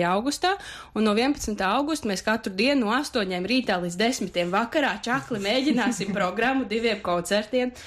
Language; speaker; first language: Latvian; native; Latvian